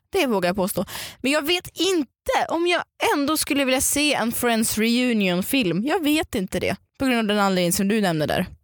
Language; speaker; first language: Swedish; early bilingual, other home language; Russian